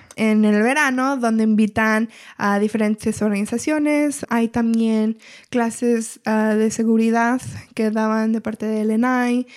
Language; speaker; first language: Spanish; early bilingual, heritage; Spanish